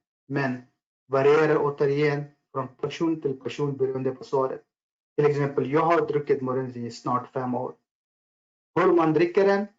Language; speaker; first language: Swedish; non-native, fluent; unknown